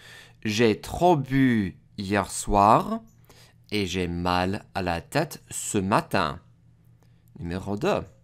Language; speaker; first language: French; non-native, fluent; English